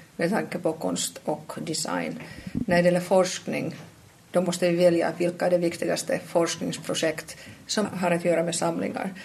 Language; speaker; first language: Swedish; non-native, local second language; Finnish